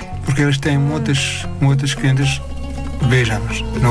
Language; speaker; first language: Portuguese; non-native, learner; Arabic